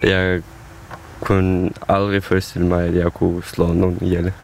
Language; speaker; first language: Danish; non-native, fluent; Ukrainian